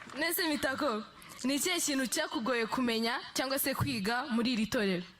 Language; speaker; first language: Kinyarwanda; native; Kinyarwanda